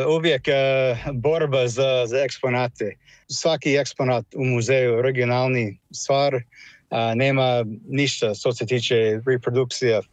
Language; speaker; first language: Croatian; non-native, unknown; English